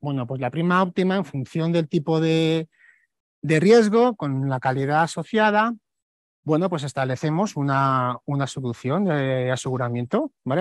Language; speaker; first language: Spanish; native; Spanish